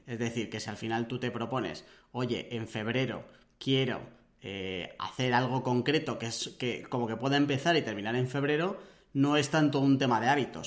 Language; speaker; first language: Spanish; native; Spanish